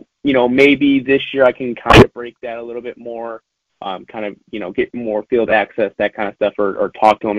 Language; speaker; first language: English; native; English